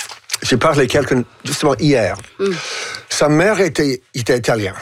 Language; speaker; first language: French; non-native, local second language; English